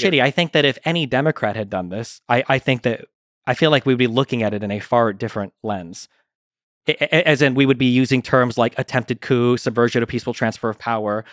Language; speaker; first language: English; native; English